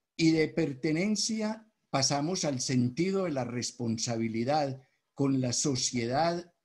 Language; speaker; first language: Spanish; native; Spanish